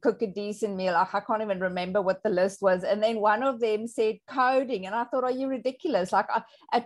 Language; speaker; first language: English; native; English